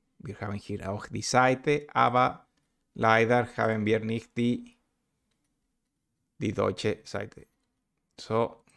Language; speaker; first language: German; non-native, learner; Spanish